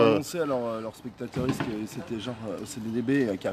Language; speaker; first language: French; native; French